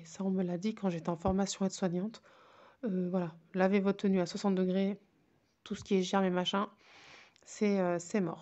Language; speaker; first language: French; native; French